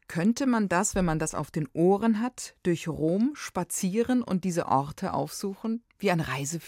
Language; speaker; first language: German; native; German